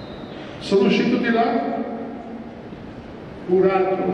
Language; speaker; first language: Italian; non-native, fluent; Portuguese